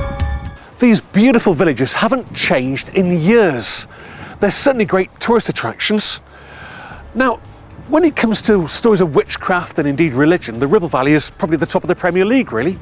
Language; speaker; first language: English; native; English